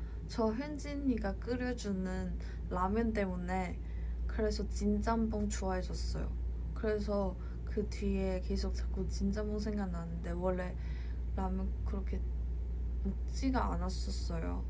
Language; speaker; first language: Korean; non-native, fluent; Cantonese